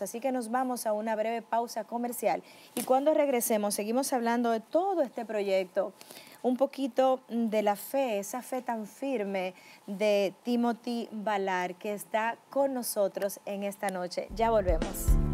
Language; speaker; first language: Spanish; native; Spanish